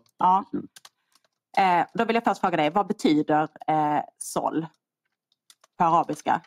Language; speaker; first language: Swedish; native; Swedish